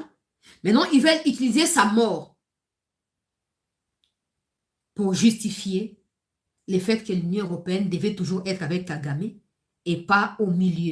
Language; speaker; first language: French; non-native, local second language; Lingala